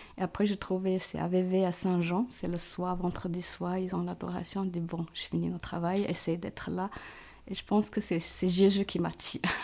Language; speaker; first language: French; non-native, fluent; Chinese